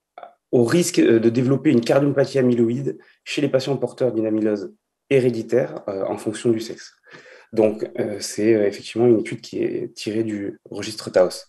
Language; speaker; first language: French; native; French